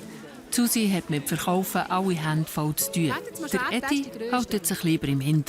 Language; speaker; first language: German; native; German